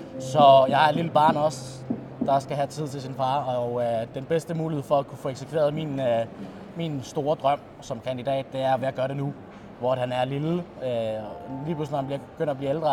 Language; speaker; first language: Danish; native; Danish